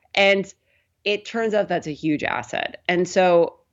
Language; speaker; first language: English; native; English